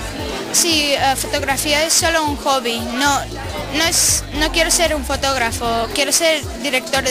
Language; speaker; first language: Spanish; early bilingual, other home language; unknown